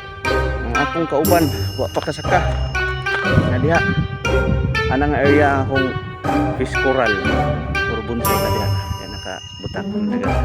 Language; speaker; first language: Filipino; non-native, local second language; Cebuano